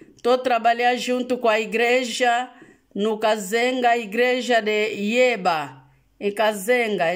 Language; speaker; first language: Portuguese; non-native, local second language; Lingala